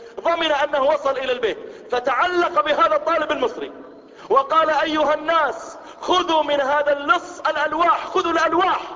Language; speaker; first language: Arabic; native; Arabic